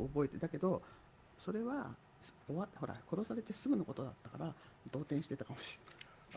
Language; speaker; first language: Japanese; native; Japanese